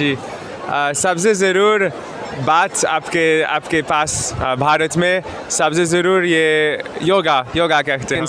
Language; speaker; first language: Hindi; non-native, learner; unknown